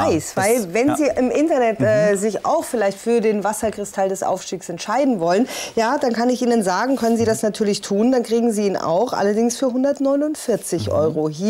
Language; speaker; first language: German; native; German